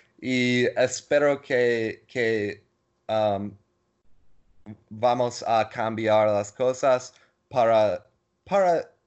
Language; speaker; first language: Spanish; non-native, learner; English